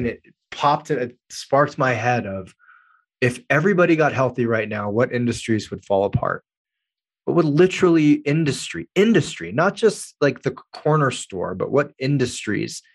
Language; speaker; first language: English; native; English